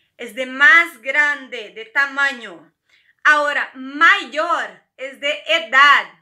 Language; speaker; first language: Spanish; non-native, fluent; Portuguese